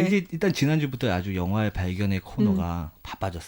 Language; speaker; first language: Korean; native; Korean